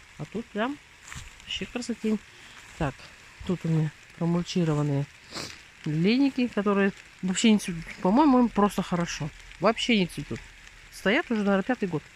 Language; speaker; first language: Russian; native; Russian